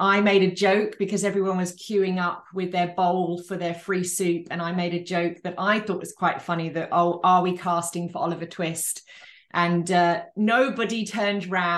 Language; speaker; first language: English; native; English